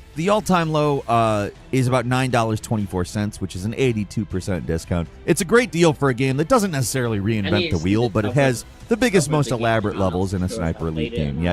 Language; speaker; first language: English; native; English